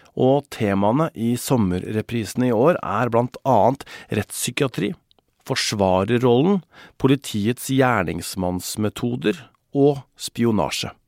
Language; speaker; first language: Norwegian; native; Norwegian